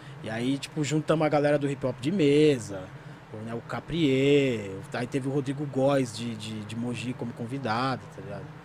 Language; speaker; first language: Portuguese; native; Portuguese